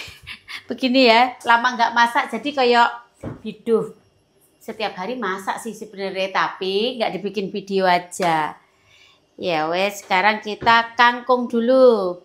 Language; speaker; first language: Indonesian; non-native, local second language; Javanese